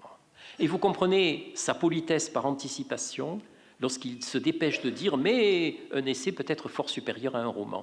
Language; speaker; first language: French; native; French